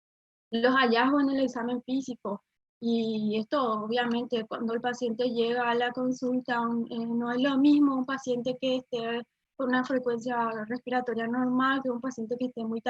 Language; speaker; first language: Spanish; native; Spanish